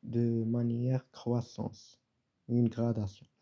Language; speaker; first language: French; non-native, local second language; Arabic